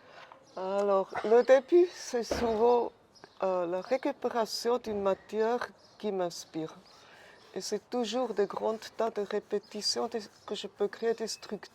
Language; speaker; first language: French; non-native, fluent; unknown